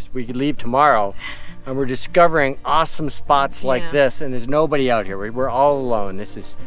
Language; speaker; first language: English; native; English